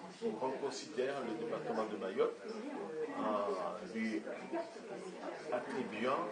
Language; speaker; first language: French; non-native, local second language; Comorian